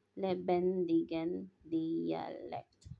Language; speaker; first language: German; non-native, fluent; Filipino